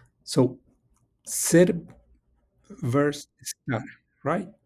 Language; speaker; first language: Spanish; non-native, fluent; English